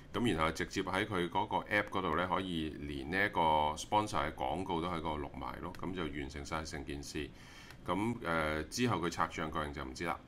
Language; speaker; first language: Cantonese; native; Cantonese